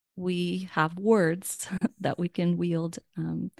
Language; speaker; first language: English; non-native, fluent; Russian